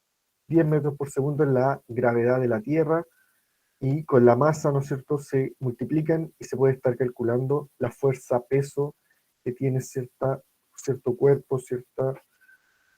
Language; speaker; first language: Spanish; native; Spanish